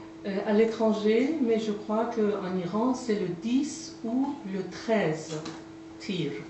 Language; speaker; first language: French; non-native, fluent; Persian